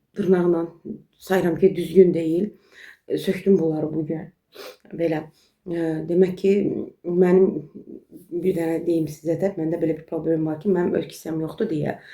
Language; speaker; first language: Azerbaijani; non-native, local second language; Talysh